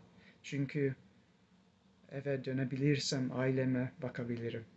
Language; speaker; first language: Turkish; non-native, fluent; English